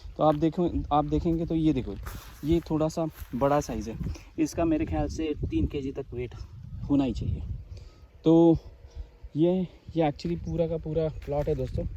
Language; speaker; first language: Hindi; non-native, local second language; Marathi